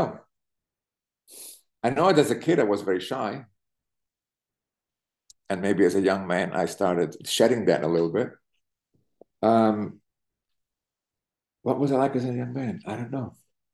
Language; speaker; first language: English; non-native, fluent; Italian